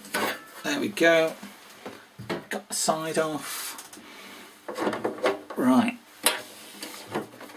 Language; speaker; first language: English; native; English